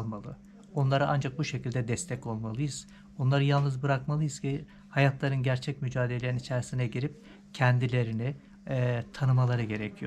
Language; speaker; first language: Turkish; native; Turkish